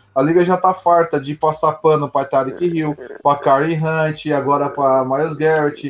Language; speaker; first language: Portuguese; native; Portuguese